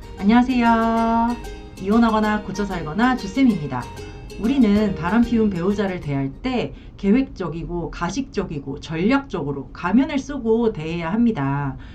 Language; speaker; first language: Korean; native; Korean